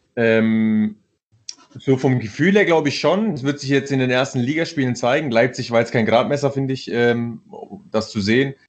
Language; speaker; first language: German; early bilingual, other home language; Italian